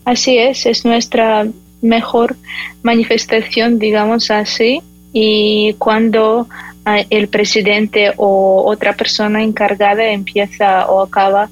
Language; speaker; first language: Spanish; non-native, fluent; Ukrainian